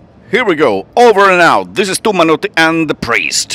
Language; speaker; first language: English; non-native, fluent; Finnish